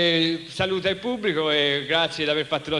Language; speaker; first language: Italian; native; Italian